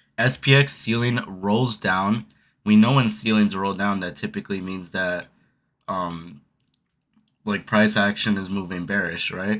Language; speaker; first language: English; native; English